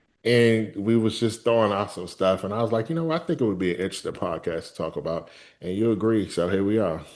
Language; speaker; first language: English; native; English